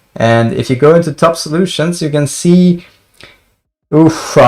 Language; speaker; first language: English; non-native, fluent; Albanian